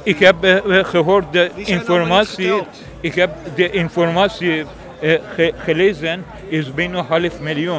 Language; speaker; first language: Dutch; non-native, learner; Persian